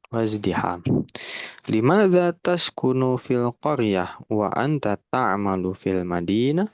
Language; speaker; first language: Arabic; non-native, fluent; Indonesian